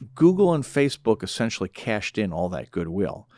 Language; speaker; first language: English; native; English